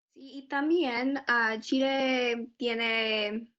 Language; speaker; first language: Spanish; non-native, learner; English